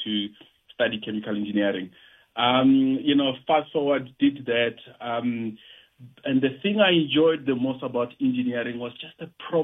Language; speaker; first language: English; non-native, local second language; Venda